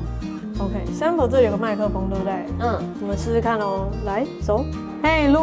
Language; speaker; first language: Chinese; native; Chinese